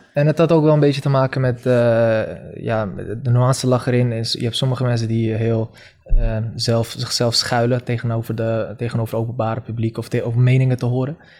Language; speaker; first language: Dutch; early bilingual, other home language; Turkish